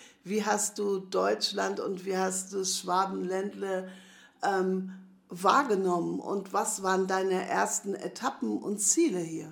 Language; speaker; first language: German; native; German